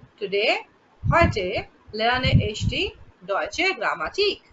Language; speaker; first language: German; non-native, fluent; Bangla